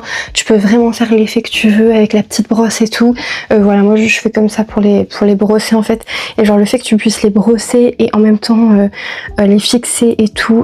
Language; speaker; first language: French; native; French